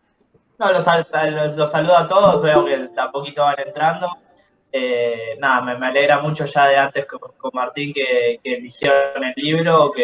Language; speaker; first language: Spanish; native; Spanish